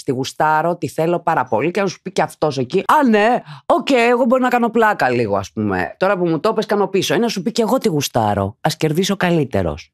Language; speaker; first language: Greek; native; Greek